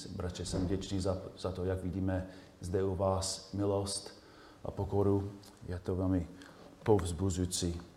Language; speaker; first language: Czech; non-native, fluent; English